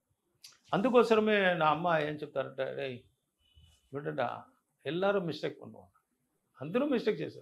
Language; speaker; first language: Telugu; non-native, learner; Tamil